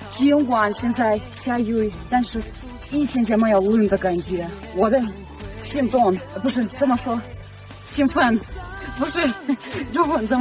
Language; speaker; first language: Chinese; non-native, learner; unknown